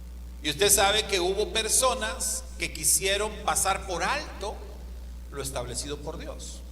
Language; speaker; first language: Spanish; native; Spanish